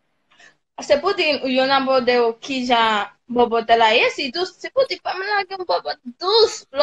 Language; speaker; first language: French; non-native, learner; Haitian Creole